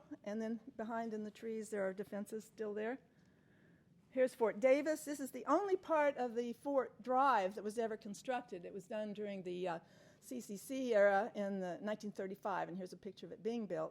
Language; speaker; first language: English; native; English